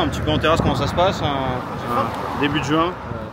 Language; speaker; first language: French; native; French